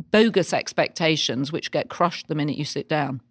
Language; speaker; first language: English; native; English